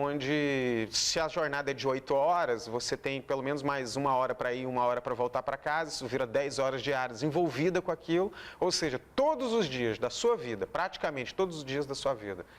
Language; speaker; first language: Portuguese; native; Portuguese